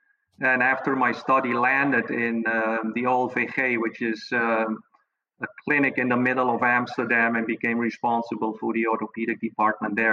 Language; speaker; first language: English; non-native, fluent; Papiamento